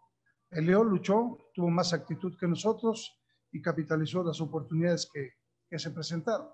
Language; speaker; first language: Spanish; native; Spanish